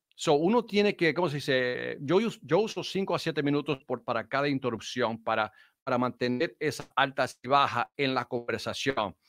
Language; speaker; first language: Spanish; early bilingual, heritage; Spanish